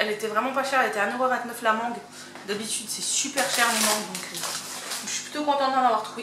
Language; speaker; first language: French; native; French